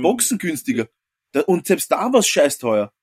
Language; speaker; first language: German; native; German